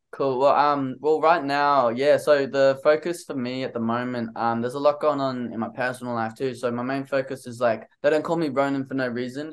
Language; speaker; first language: English; native; English